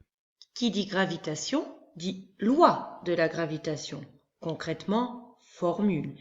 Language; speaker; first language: French; native; French